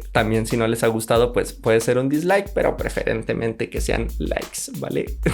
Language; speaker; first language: Spanish; native; Spanish